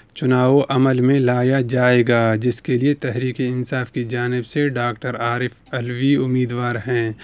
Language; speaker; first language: Urdu; non-native, local second language; Baluchi